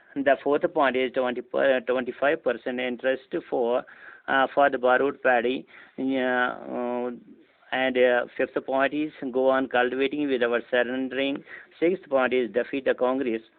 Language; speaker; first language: English; non-native, local second language; Urdu